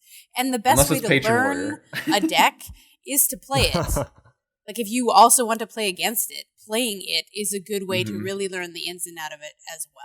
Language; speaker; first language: English; native; English